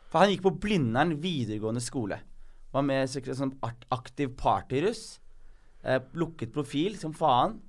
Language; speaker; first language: Norwegian; early bilingual, other home language; Somali